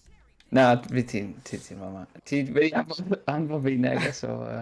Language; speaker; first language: Welsh; non-native, local second language; English